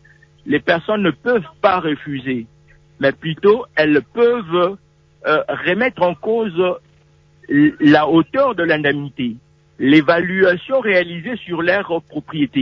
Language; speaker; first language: French; non-native, local second language; Lingala